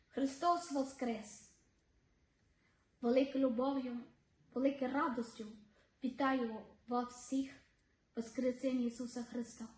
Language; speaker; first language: Ukrainian; non-native, learner; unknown